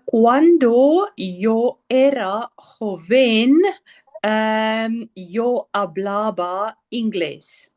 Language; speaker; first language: Spanish; non-native, learner; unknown